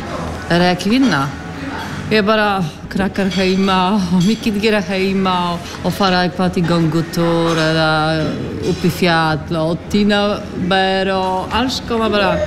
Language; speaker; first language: Icelandic; non-native, learner; Polish